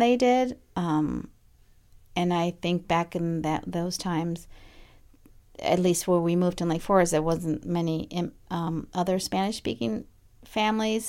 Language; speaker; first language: English; early bilingual, other home language; Spanish